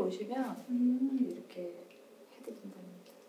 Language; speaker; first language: Korean; native; Korean